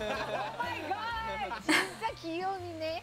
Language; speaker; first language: Korean; native; Korean